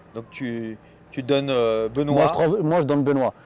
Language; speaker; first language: French; native; French